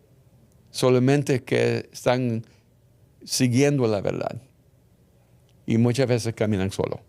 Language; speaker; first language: Spanish; early bilingual, heritage; English